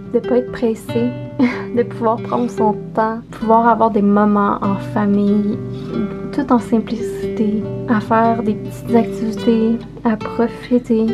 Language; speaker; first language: French; native; French